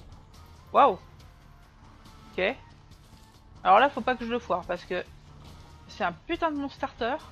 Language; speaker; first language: French; native; French